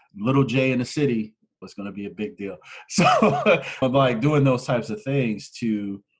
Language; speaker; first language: English; native; English